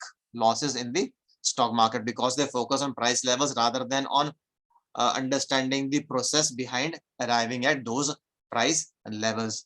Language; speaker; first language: English; non-native, local second language; Hindi